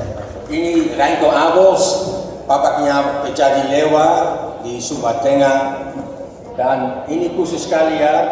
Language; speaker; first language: Indonesian; non-native, fluent; Dutch